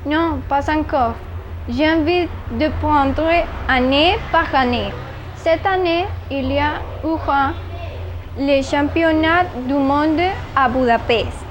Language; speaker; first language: French; non-native, learner; Spanish